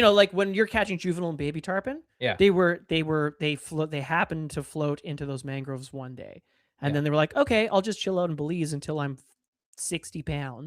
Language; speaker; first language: English; native; English